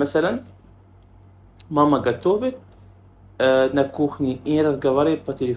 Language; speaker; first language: Russian; non-native, fluent; Arabic